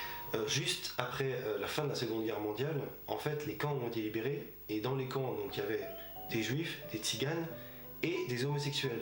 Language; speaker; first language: French; native; French